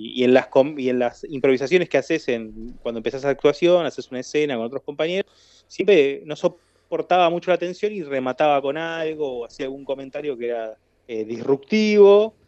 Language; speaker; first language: Spanish; native; Spanish